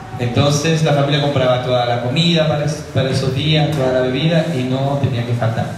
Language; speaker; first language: Spanish; native; Spanish